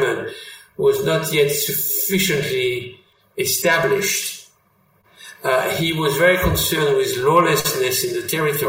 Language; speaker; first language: English; non-native, fluent; French